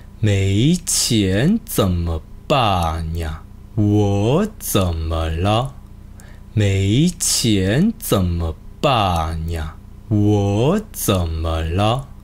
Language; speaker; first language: Chinese; non-native, fluent; Korean